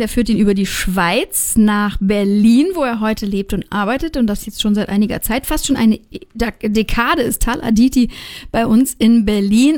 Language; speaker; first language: German; native; German